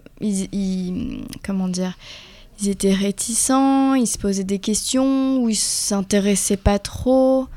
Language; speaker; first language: French; native; French